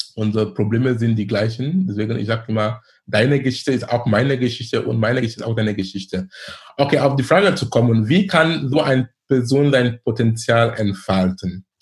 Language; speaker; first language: German; non-native, fluent; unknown